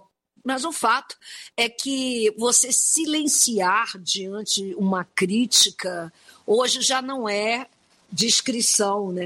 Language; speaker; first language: Portuguese; native; Portuguese